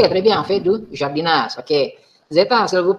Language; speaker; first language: French; non-native, fluent; Indonesian